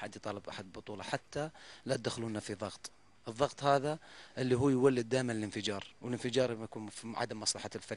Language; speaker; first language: Arabic; native; Arabic